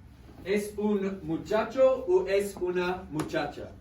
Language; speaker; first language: Spanish; non-native, fluent; English